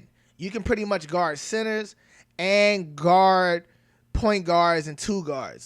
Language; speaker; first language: English; native; English